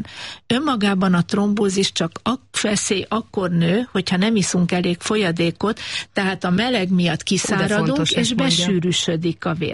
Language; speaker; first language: Hungarian; native; Hungarian